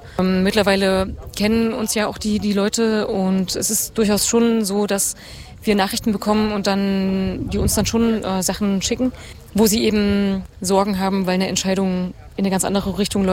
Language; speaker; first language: German; native; German